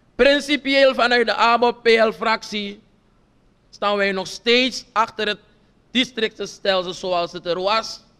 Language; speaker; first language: Dutch; non-native, local second language; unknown